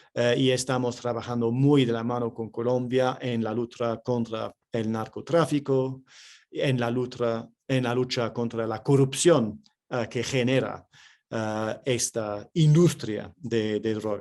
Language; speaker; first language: Spanish; non-native, fluent; English